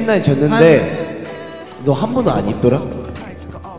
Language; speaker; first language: Korean; non-native, fluent; Chinese